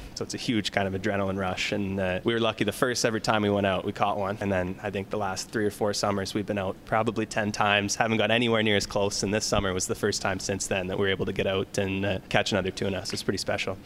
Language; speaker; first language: English; native; English